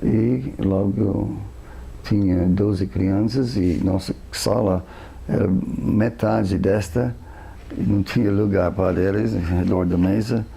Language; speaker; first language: Portuguese; non-native, fluent; English